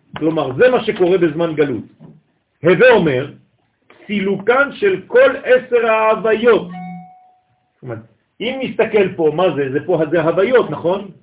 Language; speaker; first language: Hebrew; non-native, fluent; French